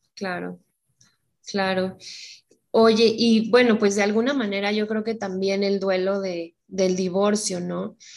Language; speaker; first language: Spanish; native; Spanish